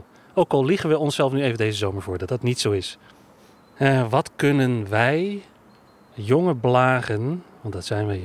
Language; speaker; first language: Dutch; native; Dutch